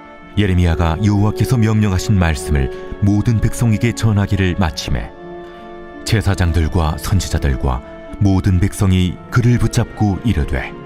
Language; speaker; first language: Korean; native; Korean